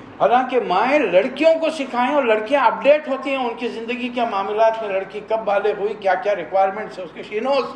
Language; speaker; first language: Urdu; native; Urdu